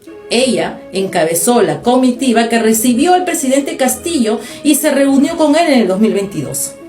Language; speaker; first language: Spanish; native; Spanish